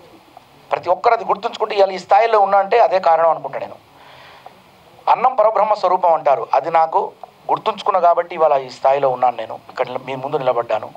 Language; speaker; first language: Telugu; native; Telugu